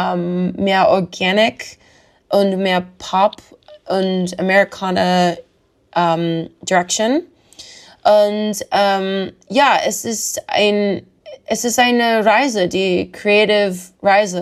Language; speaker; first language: German; non-native, learner; English